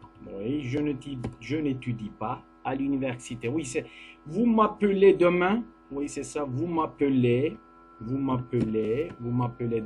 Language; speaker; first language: French; non-native, fluent; Turkish